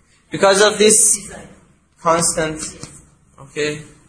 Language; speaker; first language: English; non-native, fluent; Persian